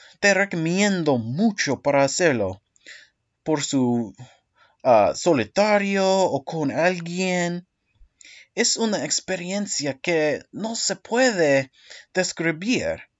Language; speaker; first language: Spanish; non-native, learner; English